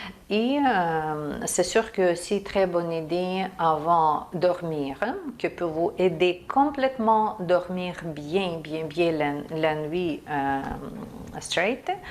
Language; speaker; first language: French; non-native, fluent; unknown